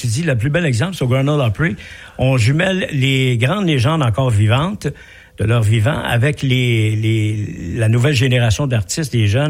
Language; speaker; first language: French; native; French